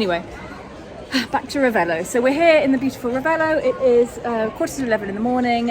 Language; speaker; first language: English; native; English